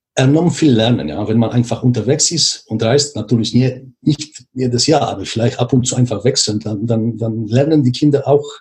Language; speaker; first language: German; non-native, learner; Polish